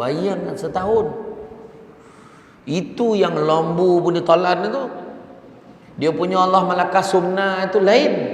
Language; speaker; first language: Malay; native; Malay